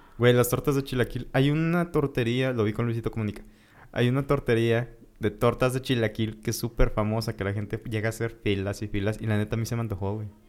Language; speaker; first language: Spanish; native; Spanish